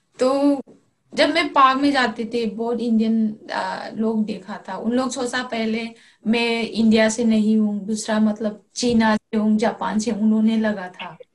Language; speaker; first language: Hindi; non-native, local second language; Manipuri